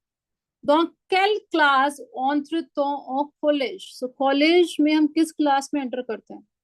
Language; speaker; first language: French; non-native, learner; Hindi